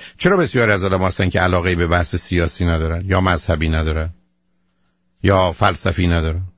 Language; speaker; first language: Persian; native; Persian